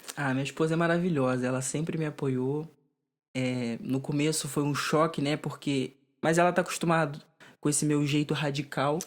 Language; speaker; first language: Portuguese; native; Portuguese